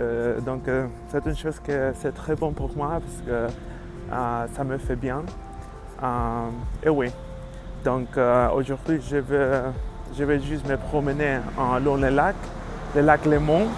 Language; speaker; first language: French; non-native, learner; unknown